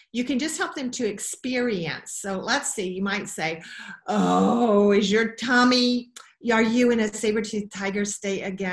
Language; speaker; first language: English; native; English